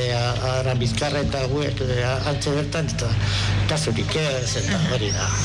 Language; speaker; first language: Basque; non-native, local second language; Spanish